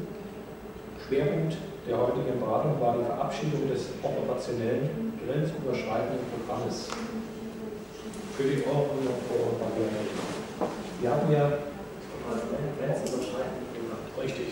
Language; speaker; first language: German; native; German